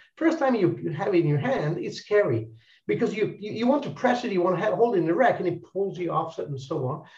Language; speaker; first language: English; non-native, fluent; Italian